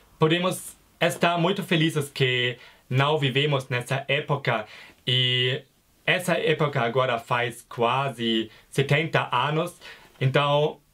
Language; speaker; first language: Portuguese; non-native, fluent; German